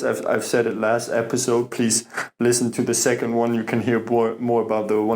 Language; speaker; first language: English; non-native, fluent; German